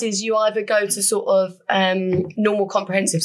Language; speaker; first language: English; native; English